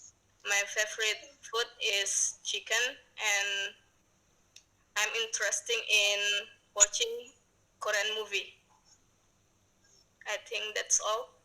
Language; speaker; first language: English; non-native, learner; Indonesian